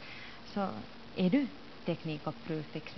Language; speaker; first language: Swedish; non-native, local second language; Finnish